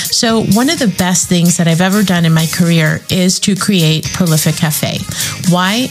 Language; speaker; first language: English; native; English